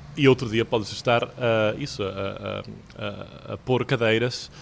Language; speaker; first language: Portuguese; early bilingual, heritage; Portuguese